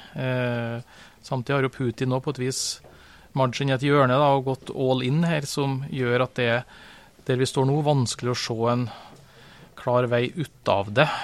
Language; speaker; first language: Norwegian; native; Norwegian